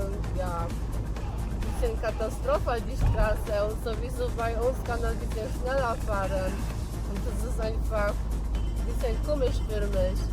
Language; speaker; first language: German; non-native, learner; Polish